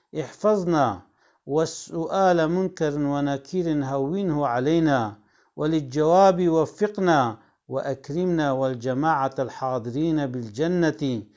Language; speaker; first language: Arabic; non-native, fluent; Kurdish